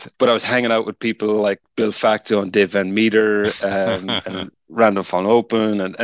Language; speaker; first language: English; native; English